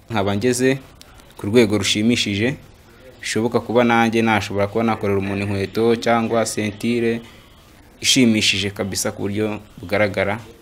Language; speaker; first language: Kinyarwanda; native; Kinyarwanda